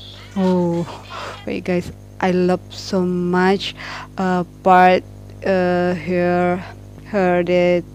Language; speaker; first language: English; non-native, learner; Indonesian